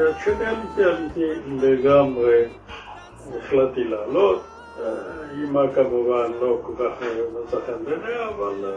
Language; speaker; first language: Hebrew; non-native, fluent; Arabic